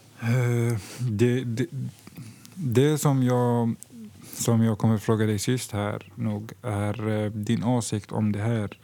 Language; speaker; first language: Swedish; non-native, fluent; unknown